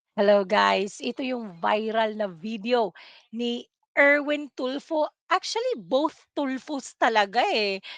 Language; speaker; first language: Filipino; non-native, local second language; Cebuano